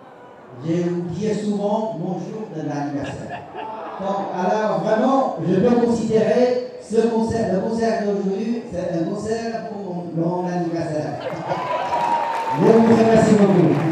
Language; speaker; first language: French; non-native, fluent; Chinese